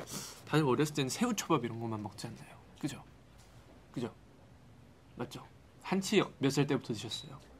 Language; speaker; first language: Korean; native; Korean